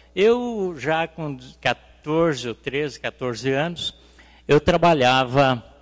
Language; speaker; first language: Portuguese; native; Portuguese